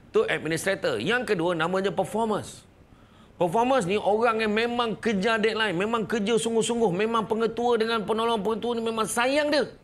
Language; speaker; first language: Malay; native; Malay